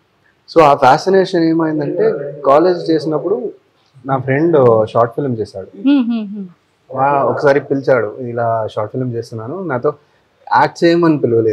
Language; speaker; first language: Telugu; non-native, fluent; Tamil